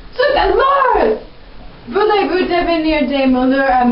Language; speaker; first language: French; non-native, learner; English